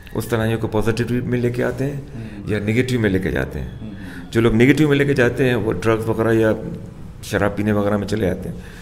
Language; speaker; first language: Hindi; non-native, local second language; Urdu